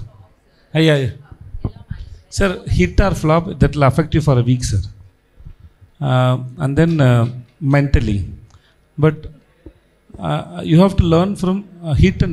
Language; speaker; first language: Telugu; non-native, learner; Tamil